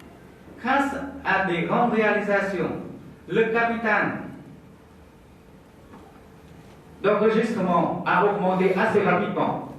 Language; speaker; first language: French; non-native, fluent; Vietnamese